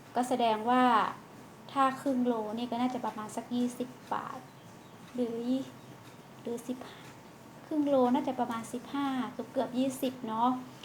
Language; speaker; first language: Thai; native; Thai